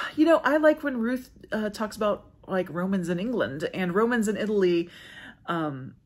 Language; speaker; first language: English; native; English